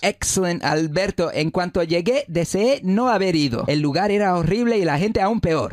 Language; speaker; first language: Spanish; non-native, fluent; English